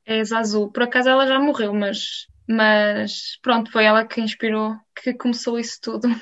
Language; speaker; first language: Portuguese; early bilingual, heritage; Portuguese